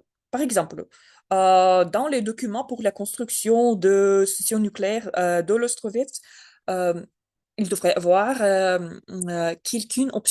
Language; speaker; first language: French; non-native, learner; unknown